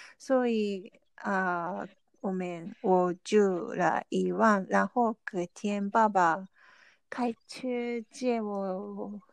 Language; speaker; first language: Chinese; non-native, learner; Vietnamese